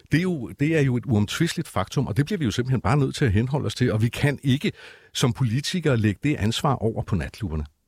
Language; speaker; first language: Danish; native; Danish